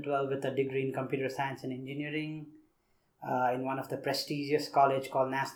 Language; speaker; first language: English; non-native, local second language; Nepali